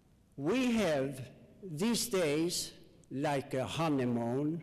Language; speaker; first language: English; non-native, learner; Swedish